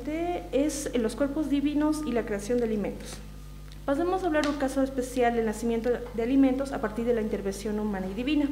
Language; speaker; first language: Spanish; native; Spanish